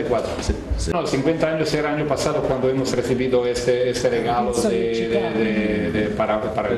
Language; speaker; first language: Spanish; non-native, fluent; Croatian